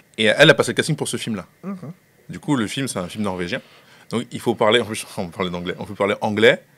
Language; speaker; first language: French; non-native, local second language; Sango